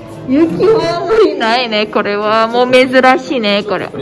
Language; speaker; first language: Japanese; non-native, learner; Indonesian